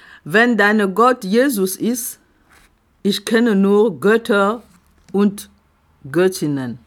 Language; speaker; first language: German; non-native, fluent; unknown